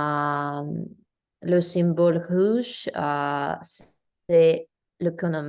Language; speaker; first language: French; non-native, learner; English